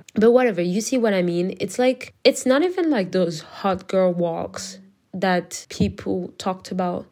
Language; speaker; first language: English; non-native, fluent; French